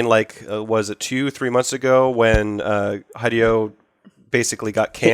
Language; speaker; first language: English; native; English